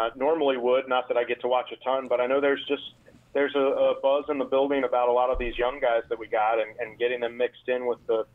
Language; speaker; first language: English; native; English